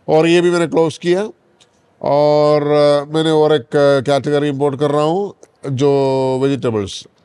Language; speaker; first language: Hindi; non-native, local second language; Malayalam